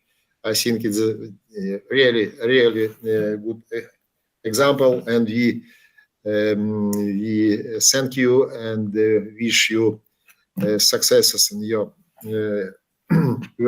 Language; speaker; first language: English; non-native, learner; Ukrainian